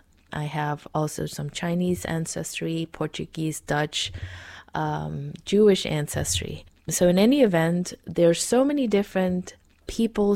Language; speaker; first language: English; non-native, fluent; Dutch